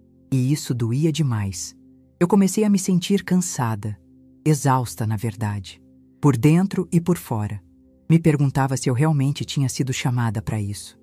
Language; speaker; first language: Portuguese; native; Portuguese